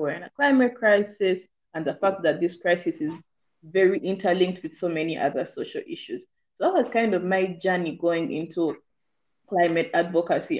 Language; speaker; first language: English; non-native, local second language; Ganda